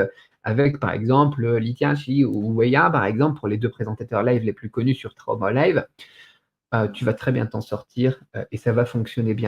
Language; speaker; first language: French; native; French